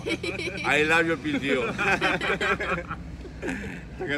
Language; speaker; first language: Swedish; non-native, learner; Spanish